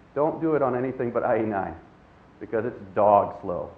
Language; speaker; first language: English; native; English